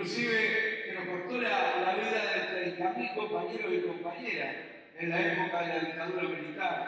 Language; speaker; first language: Spanish; native; Spanish